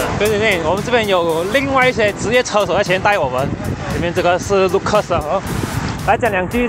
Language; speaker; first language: Chinese; native; Chinese